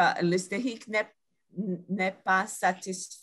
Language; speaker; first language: French; non-native, fluent; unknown